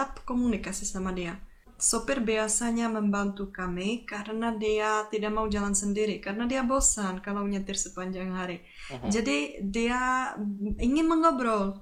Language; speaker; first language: Indonesian; non-native, fluent; Czech